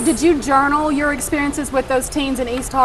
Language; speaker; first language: English; native; English